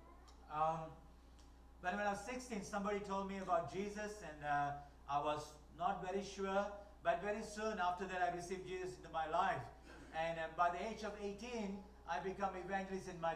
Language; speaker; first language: English; non-native, local second language; Tamil